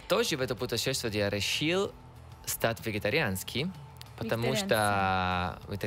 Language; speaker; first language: Russian; non-native, learner; Italian